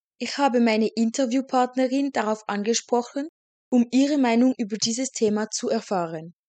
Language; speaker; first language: German; non-native, fluent; French